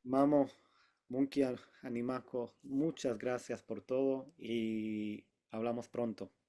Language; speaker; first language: Spanish; non-native, fluent; Hebrew